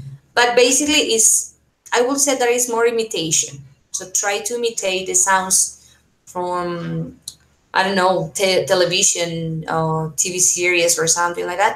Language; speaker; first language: English; non-native, fluent; Spanish